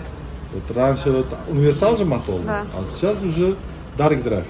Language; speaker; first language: Russian; non-native, local second language; Uzbek